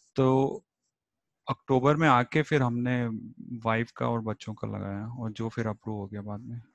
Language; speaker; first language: Hindi; native; Hindi